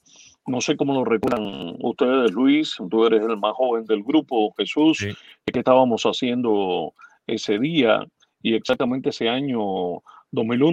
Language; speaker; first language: Spanish; native; Spanish